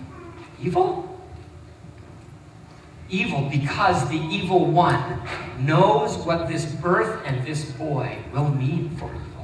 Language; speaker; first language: English; native; English